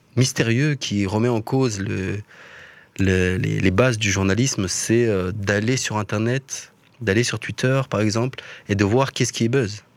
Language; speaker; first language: French; native; French